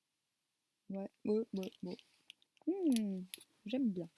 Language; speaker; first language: French; native; French